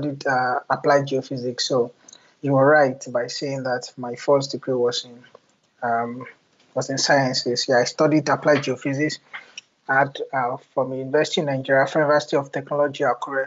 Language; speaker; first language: English; non-native, local second language; Yoruba